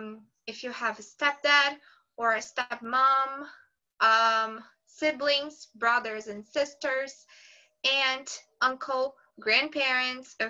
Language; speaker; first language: English; non-native, fluent; Portuguese